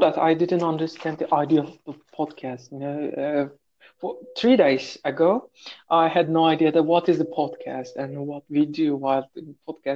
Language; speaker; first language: English; non-native, fluent; Turkish